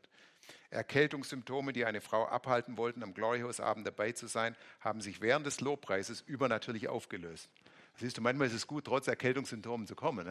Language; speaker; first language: German; native; German